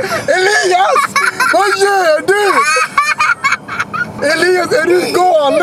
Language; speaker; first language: Swedish; native; Swedish